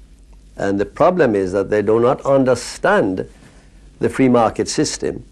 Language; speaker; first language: English; native; English